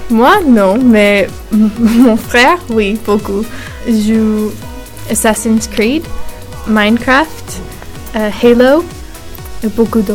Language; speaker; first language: French; non-native, learner; English